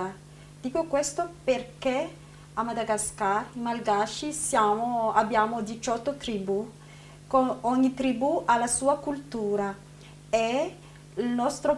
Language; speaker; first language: Italian; non-native, learner; Malagasy